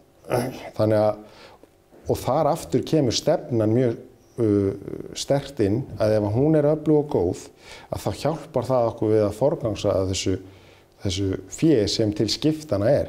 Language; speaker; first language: Icelandic; native; Icelandic